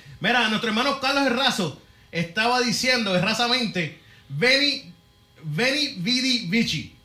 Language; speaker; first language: Spanish; early bilingual, heritage; Spanish